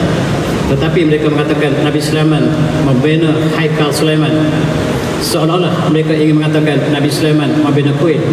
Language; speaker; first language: Malay; native; Malay